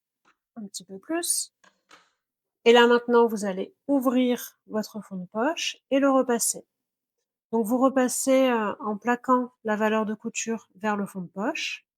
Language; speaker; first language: French; native; French